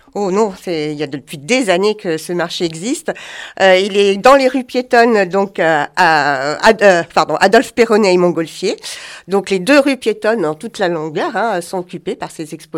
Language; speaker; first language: French; native; French